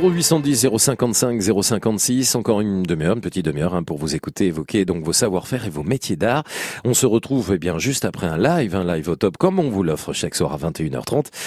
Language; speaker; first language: French; native; French